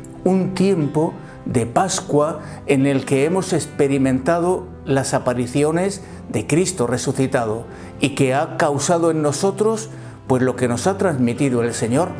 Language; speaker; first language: Spanish; native; Spanish